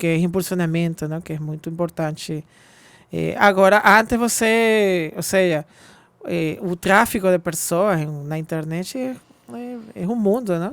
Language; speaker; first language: Portuguese; non-native, fluent; Spanish